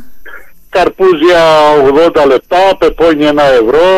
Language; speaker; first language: Greek; native; Greek